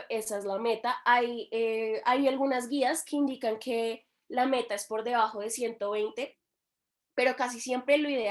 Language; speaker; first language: Spanish; native; Spanish